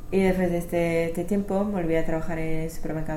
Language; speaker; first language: Spanish; non-native, fluent; English